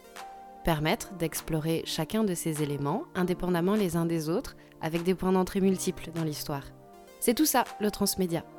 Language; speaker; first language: French; native; French